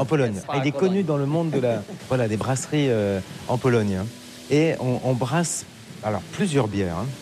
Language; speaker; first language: French; native; French